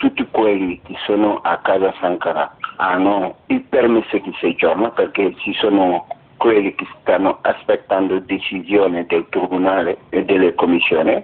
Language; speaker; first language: Italian; non-native, fluent; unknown